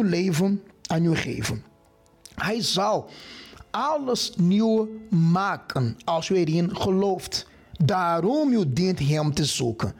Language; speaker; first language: Dutch; non-native, fluent; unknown